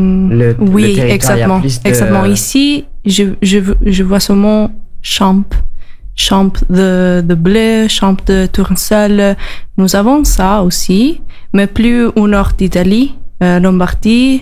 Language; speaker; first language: French; non-native, learner; Italian